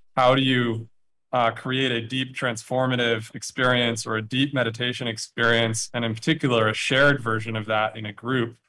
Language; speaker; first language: English; native; English